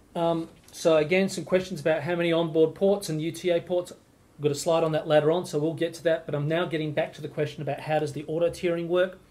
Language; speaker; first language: English; native; English